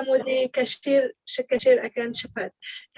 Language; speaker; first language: Indonesian; non-native, learner; Arabic